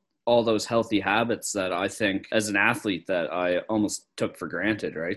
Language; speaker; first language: English; native; English